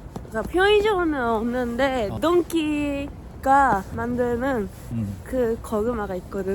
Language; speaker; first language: Korean; non-native, fluent; Japanese